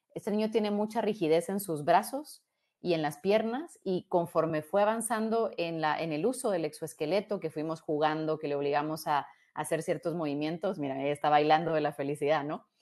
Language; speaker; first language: Spanish; native; Spanish